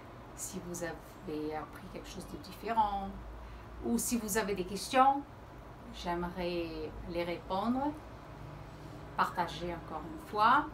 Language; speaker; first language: French; early bilingual, heritage; Portuguese